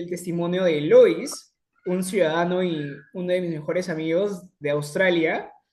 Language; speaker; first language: Spanish; native; Spanish